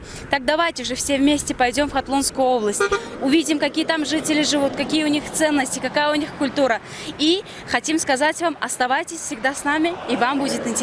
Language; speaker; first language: Russian; non-native, local second language; Tajik